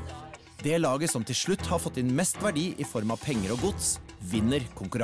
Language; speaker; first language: Norwegian; native; Norwegian